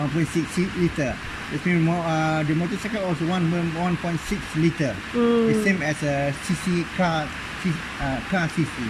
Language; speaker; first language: English; non-native, local second language; Malay